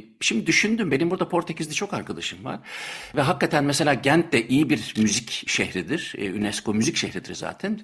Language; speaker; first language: Turkish; native; Turkish